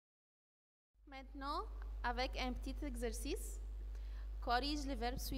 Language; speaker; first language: French; non-native, fluent; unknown